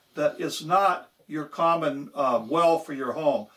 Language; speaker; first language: English; native; English